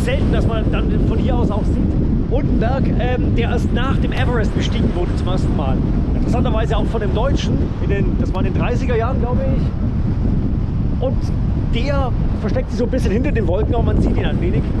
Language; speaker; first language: German; native; German